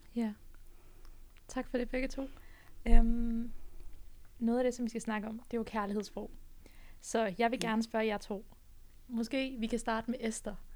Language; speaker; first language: Danish; early bilingual, other home language; Persian